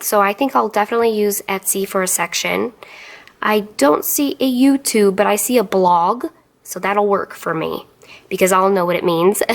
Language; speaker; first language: English; native; English